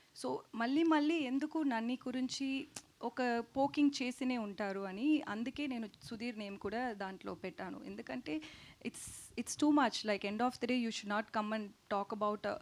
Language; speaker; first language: Telugu; non-native, fluent; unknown